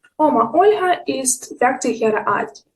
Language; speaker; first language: German; non-native, fluent; Ukrainian